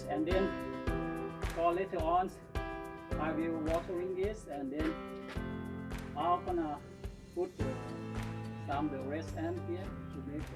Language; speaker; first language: English; non-native, learner; Thai